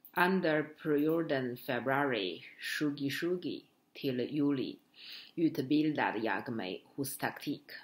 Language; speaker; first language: Swedish; non-native, learner; Chinese